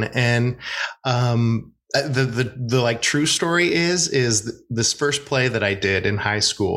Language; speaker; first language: English; native; English